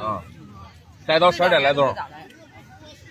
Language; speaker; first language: Chinese; native; Chinese